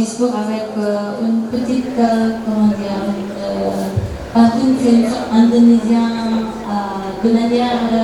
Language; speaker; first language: French; non-native, learner; Indonesian